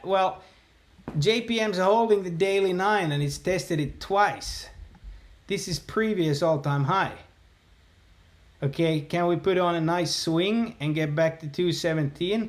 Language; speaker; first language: English; native; English